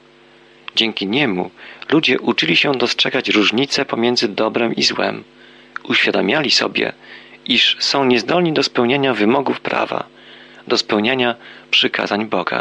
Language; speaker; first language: Polish; native; Polish